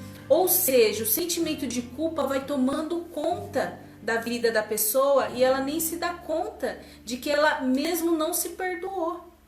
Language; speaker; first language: Portuguese; native; Portuguese